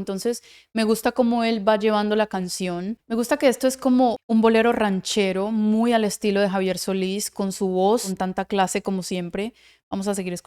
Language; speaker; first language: Spanish; native; Spanish